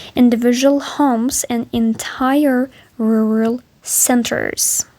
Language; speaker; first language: English; non-native, learner; Azerbaijani